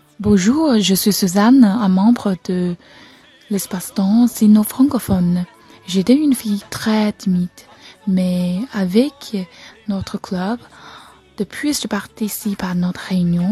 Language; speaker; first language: French; non-native, learner; Chinese